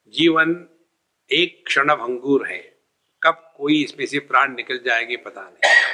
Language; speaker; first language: Hindi; non-native, local second language; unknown